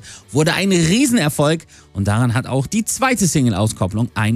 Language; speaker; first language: German; native; German